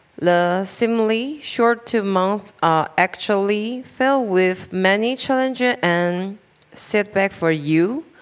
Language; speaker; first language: English; non-native, learner; Chinese